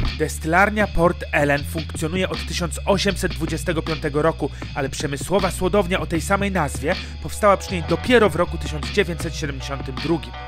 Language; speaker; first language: Polish; native; Polish